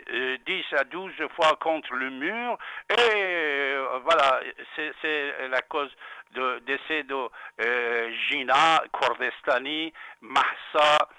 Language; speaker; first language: French; non-native, fluent; Persian